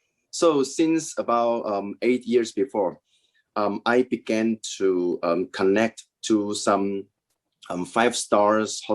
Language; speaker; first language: English; non-native, learner; Chinese